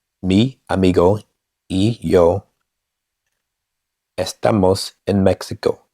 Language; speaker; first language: Spanish; non-native, learner; English